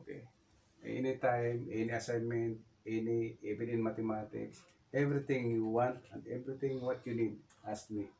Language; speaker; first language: English; non-native, local second language; Cebuano